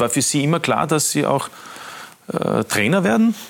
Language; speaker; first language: German; native; German